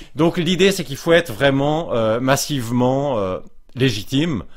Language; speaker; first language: French; native; French